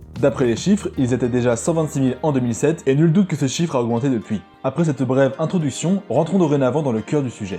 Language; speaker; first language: French; native; French